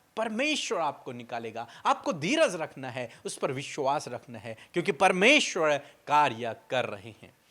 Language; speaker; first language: Hindi; native; Hindi